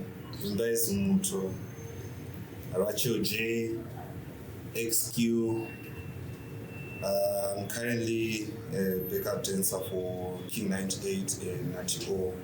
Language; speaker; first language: English; non-native, local second language; Shona